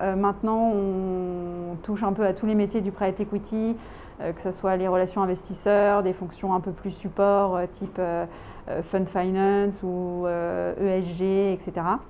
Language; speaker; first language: French; native; French